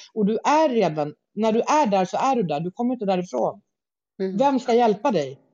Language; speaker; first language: Swedish; native; Swedish